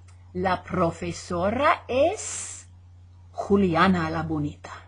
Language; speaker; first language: Spanish; non-native, fluent; English